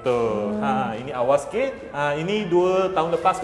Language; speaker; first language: Malay; native; Malay